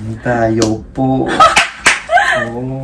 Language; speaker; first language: Korean; non-native, learner; English